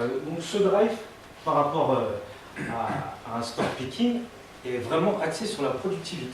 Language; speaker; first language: French; native; French